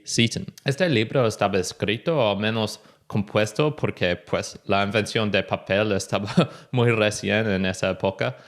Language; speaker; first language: Spanish; non-native, fluent; English